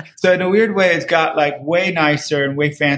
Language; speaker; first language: English; native; English